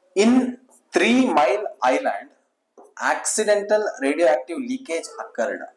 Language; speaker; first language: English; non-native, local second language; Kannada